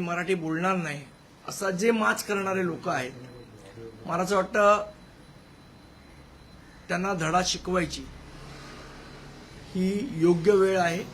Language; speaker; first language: Marathi; native; Marathi